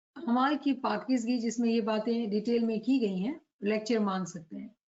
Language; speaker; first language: Hindi; non-native, local second language; Gujarati